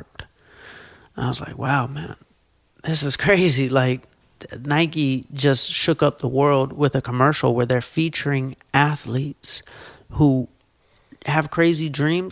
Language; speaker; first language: English; native; English